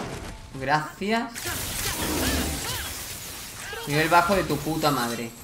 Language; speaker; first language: Spanish; native; Spanish